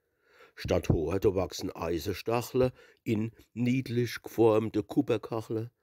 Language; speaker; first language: German; native; German